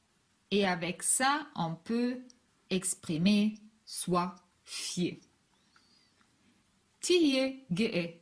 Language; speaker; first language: French; non-native, fluent; Hebrew